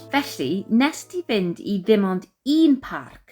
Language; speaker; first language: Welsh; non-native, fluent; English